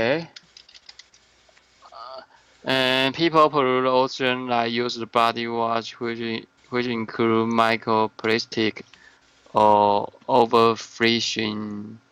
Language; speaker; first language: English; non-native, learner; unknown